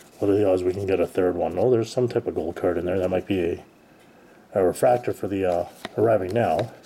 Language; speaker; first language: English; native; English